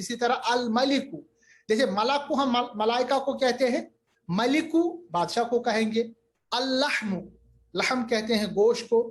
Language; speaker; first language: Urdu; native; Urdu